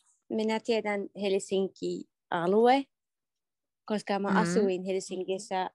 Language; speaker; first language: Finnish; non-native, learner; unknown